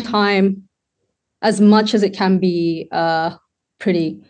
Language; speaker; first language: English; non-native, local second language; Tamil